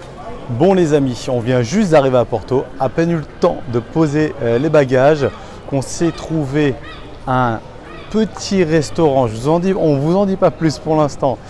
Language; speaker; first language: French; early bilingual, other home language; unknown